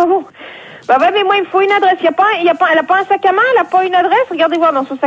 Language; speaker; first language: French; native; French